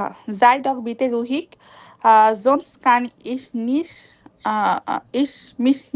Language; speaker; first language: German; non-native, learner; Bangla